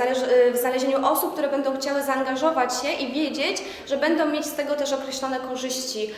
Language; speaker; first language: Polish; native; Polish